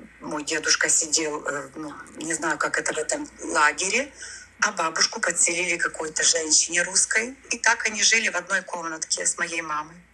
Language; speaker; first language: Russian; non-native, local second language; Ukrainian